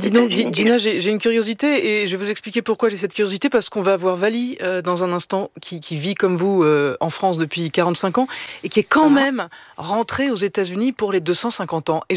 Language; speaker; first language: French; native; French